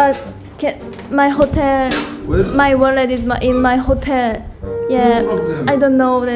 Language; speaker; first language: English; non-native, learner; Korean